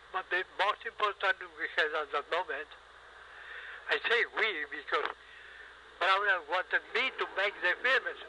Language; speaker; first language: English; non-native, fluent; Spanish